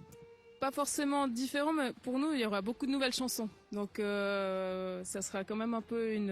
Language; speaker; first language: French; native; French